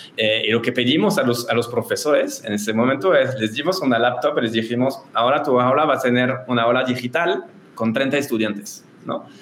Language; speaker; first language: Spanish; non-native, fluent; French